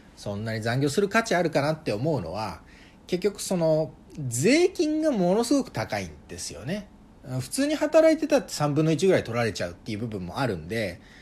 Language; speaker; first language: Japanese; native; Japanese